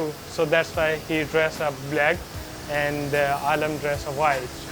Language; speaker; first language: English; non-native, learner; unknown